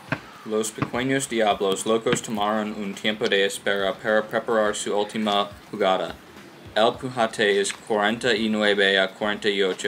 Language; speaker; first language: Spanish; non-native, learner; English